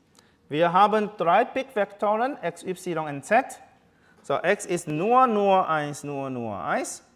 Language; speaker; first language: German; non-native, learner; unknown